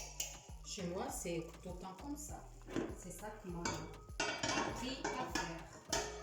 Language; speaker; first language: French; non-native, learner; Portuguese